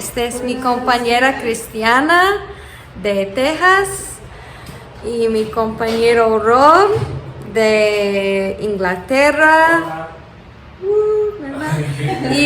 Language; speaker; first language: Spanish; non-native, learner; English